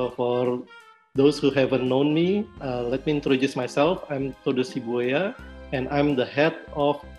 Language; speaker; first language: English; non-native, fluent; Indonesian